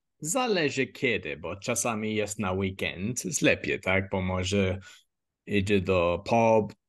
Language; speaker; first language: Polish; non-native, learner; English